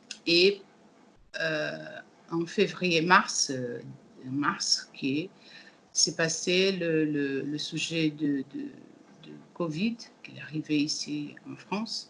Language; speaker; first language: French; non-native, learner; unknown